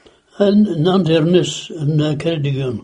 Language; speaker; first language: Welsh; native; Welsh